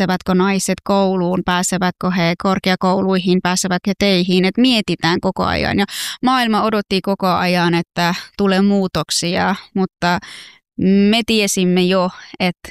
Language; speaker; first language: Finnish; non-native, fluent; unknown